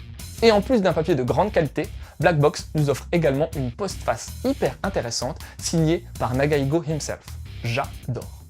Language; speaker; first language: French; native; French